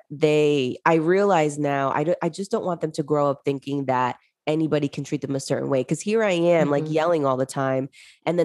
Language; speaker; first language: English; native; English